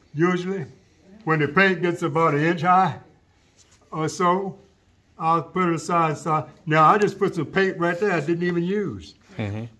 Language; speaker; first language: English; native; English